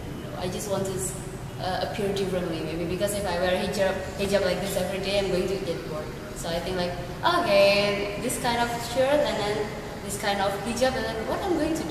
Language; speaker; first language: English; non-native, learner; Indonesian